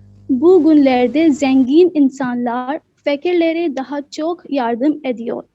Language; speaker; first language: Turkish; non-native, learner; Urdu